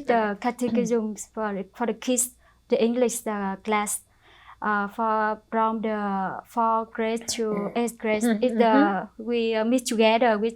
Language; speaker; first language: English; non-native, learner; Vietnamese